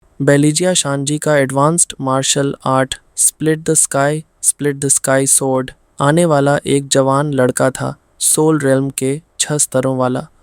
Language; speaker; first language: Hindi; non-native, fluent; Bangla